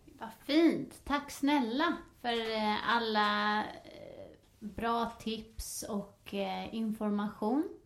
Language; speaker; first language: Swedish; native; Swedish